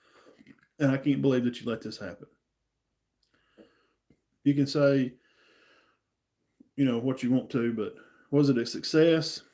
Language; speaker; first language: English; native; English